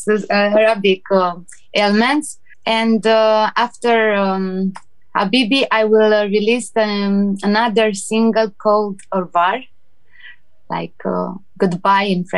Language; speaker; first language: English; non-native, learner; Romanian